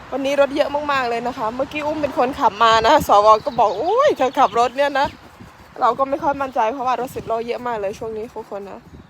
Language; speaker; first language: Thai; native; Thai